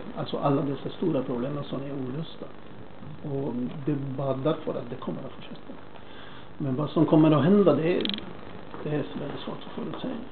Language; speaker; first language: Swedish; non-native, fluent; Spanish